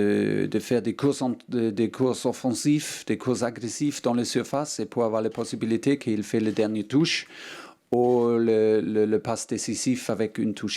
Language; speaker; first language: French; non-native, learner; German